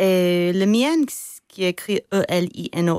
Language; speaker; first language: French; non-native, fluent; English